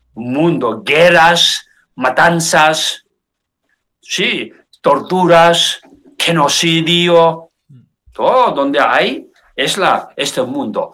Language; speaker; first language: Spanish; non-native, learner; Tibetan